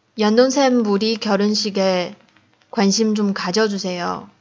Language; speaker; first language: Korean; non-native, fluent; Chinese